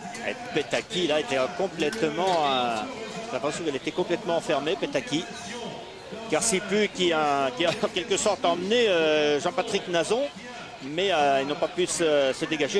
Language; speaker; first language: French; native; French